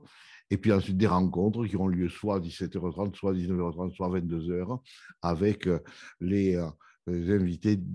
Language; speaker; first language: French; native; French